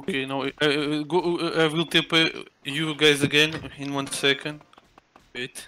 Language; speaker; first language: English; non-native, learner; Turkish